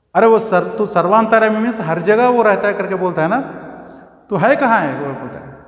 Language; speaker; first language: Hindi; non-native, local second language; Telugu